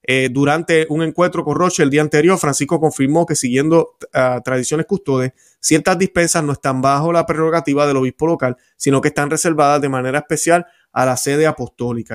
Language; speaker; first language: Spanish; native; Spanish